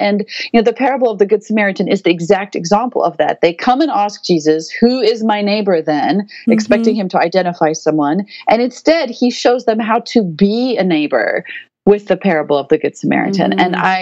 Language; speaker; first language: English; native; English